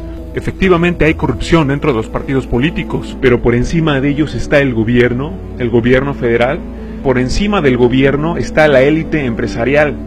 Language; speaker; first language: Spanish; native; Spanish